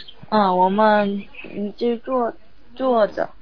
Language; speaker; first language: Chinese; non-native, learner; Korean